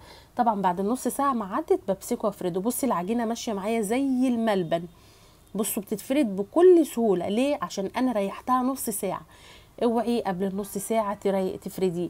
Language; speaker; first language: Arabic; native; Arabic